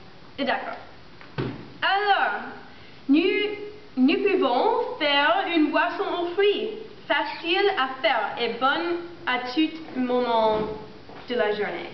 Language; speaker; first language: French; non-native, learner; English